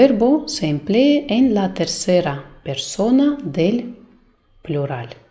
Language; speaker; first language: Spanish; non-native, fluent; Russian